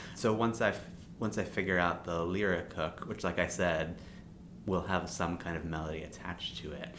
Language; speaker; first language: English; native; English